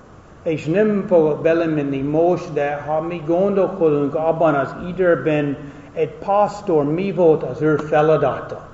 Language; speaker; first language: Hungarian; non-native, fluent; English